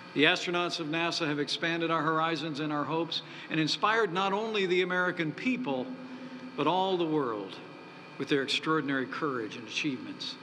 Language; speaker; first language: English; native; English